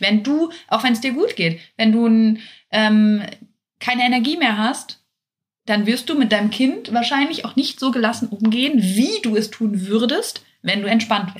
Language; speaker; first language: German; native; German